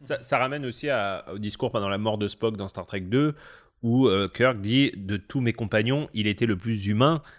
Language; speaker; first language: French; native; French